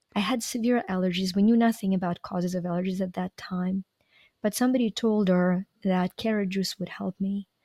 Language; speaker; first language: English; non-native, fluent; Ukrainian